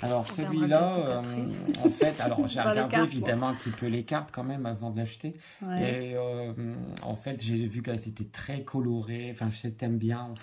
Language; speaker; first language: French; native; French